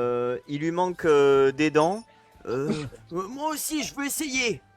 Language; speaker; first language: French; native; French